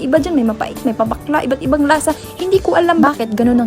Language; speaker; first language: Filipino; native; Filipino